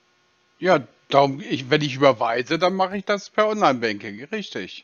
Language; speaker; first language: German; native; German